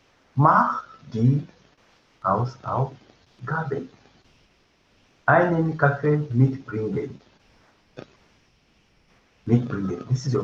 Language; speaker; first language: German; non-native, fluent; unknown